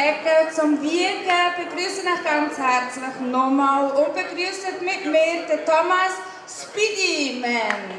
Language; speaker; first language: German; native; German